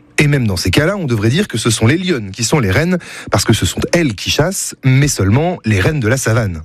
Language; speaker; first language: French; native; French